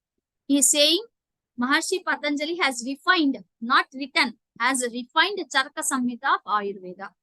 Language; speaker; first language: English; non-native, local second language; Telugu